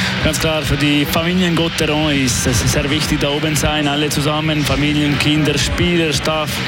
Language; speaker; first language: German; non-native, learner; French